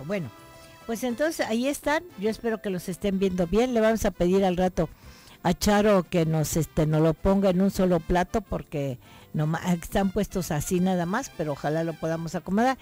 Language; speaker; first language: Spanish; native; Spanish